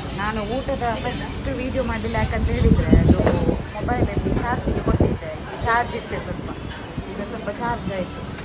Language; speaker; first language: Kannada; non-native, local second language; Tulu